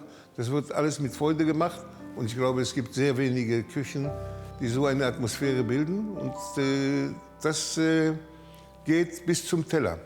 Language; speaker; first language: German; early bilingual, heritage; German